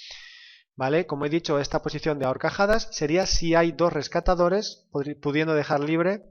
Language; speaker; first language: Spanish; native; Spanish